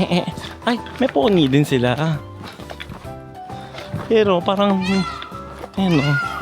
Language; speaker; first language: Filipino; early bilingual, heritage; Filipino